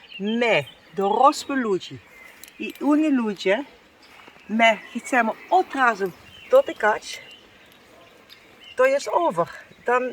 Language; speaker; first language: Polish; non-native, learner; Dutch